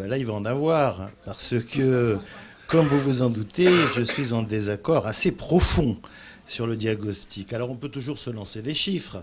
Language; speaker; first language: French; native; French